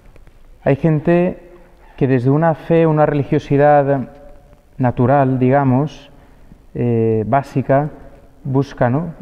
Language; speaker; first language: Spanish; native; Spanish